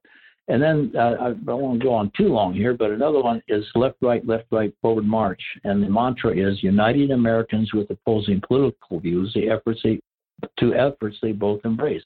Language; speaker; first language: English; native; English